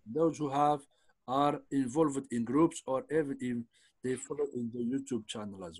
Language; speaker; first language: English; non-native, fluent; Arabic